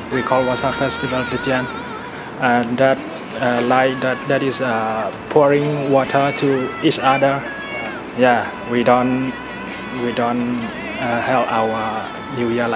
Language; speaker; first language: English; non-native, fluent; Burmese